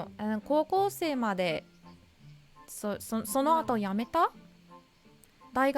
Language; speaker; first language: Japanese; non-native, learner; English